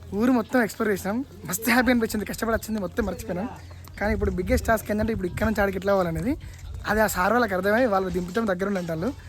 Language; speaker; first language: Telugu; native; Telugu